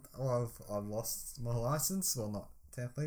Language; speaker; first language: English; native; English